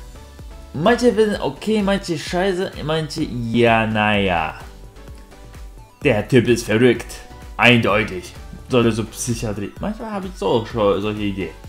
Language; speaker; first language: German; non-native, learner; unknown